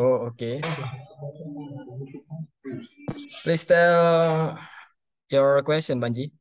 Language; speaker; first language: English; non-native, learner; Indonesian